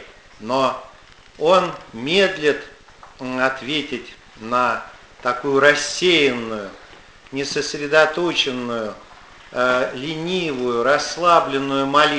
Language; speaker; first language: Russian; native; Russian